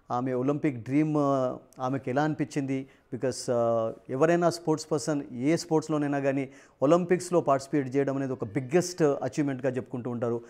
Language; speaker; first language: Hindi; non-native, local second language; Telugu